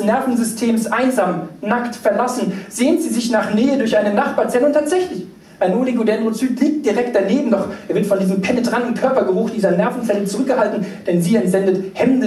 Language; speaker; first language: German; native; German